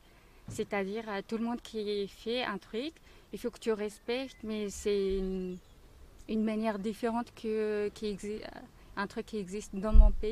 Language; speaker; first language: French; non-native, learner; Mongolian